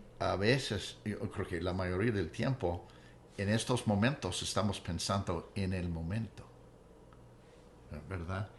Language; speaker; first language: Spanish; non-native, fluent; English